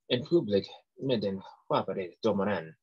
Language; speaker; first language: Swedish; non-native, learner; English